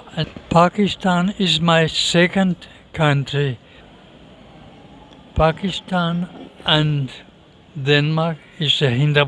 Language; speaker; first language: English; non-native, learner; Danish